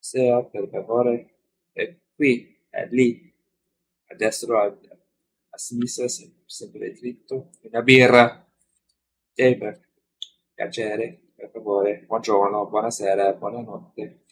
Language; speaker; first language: Italian; non-native, learner; English